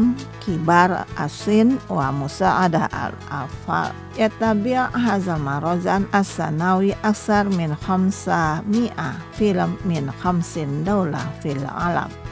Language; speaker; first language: Arabic; non-native, fluent; Indonesian